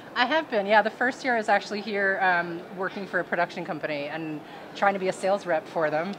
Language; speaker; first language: English; native; English